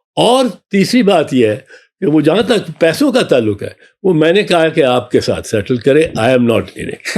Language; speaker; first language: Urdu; non-native, local second language; Punjabi